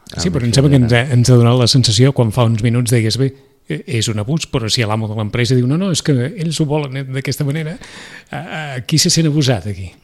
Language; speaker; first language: Catalan; native; Catalan